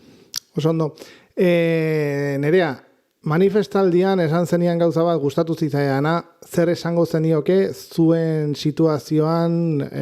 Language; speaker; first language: Basque; native; Basque